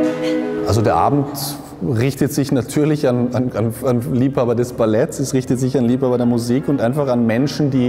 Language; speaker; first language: German; native; German